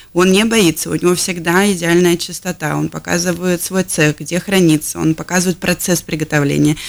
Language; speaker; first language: Russian; native; Russian